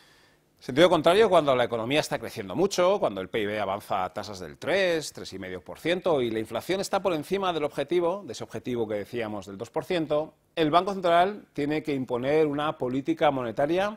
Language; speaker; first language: Spanish; native; Spanish